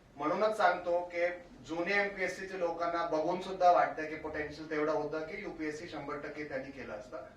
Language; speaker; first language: Marathi; non-native, local second language; Hindi